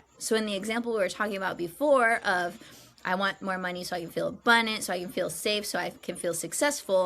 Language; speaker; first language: English; native; English